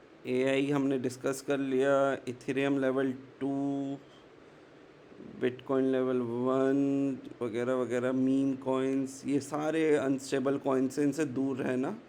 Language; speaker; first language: Hindi; native; Hindi